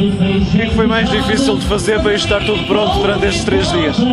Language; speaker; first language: Portuguese; native; Portuguese